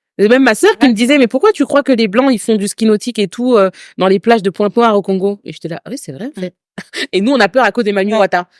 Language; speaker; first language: French; native; French